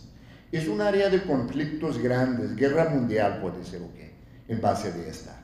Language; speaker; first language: Spanish; non-native, fluent; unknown